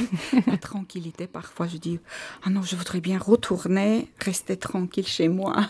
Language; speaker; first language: French; non-native, fluent; Armenian